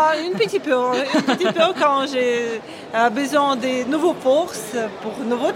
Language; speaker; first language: French; non-native, learner; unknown